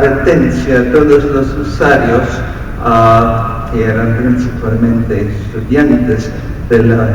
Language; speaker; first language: Spanish; non-native, fluent; English